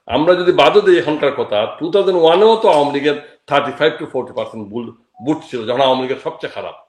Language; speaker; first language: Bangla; native; Bangla